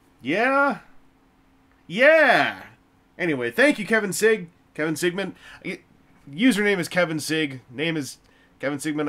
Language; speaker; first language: English; native; English